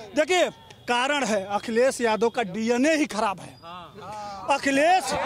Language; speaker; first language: Hindi; native; Hindi